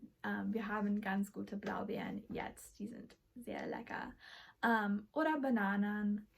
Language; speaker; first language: German; non-native, learner; English